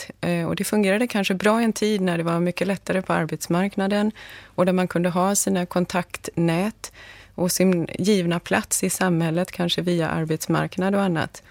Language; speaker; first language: Swedish; native; Swedish